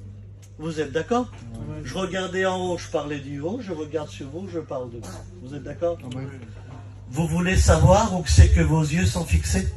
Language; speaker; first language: French; native; French